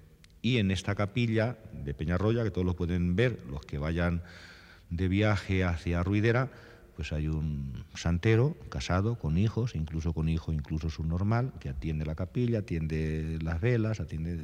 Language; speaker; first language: Spanish; native; Spanish